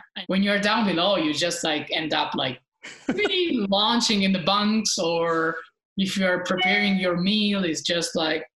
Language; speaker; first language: English; non-native, fluent; Italian